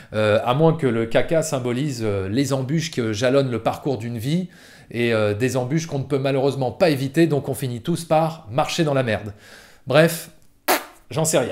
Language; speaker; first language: French; native; French